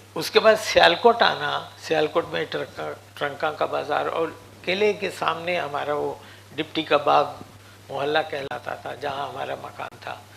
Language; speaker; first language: Hindi; non-native, local second language; Punjabi